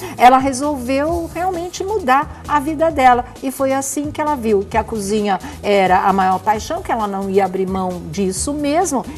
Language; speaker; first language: Portuguese; native; Portuguese